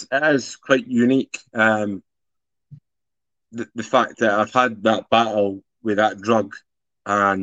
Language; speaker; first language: English; native; English